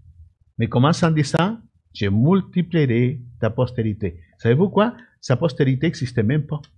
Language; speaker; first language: French; non-native, fluent; Spanish